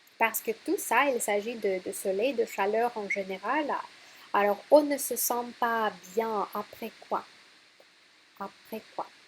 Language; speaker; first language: French; non-native, fluent; Russian